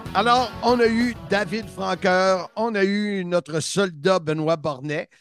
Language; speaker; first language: French; native; French